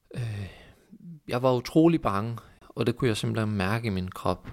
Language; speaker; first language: Danish; early bilingual, other home language; Persian